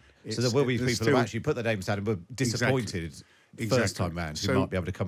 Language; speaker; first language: English; native; English